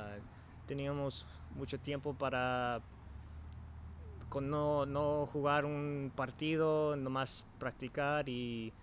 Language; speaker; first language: Spanish; early bilingual, heritage; English